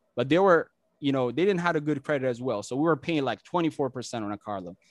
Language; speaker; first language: English; non-native, fluent; Amharic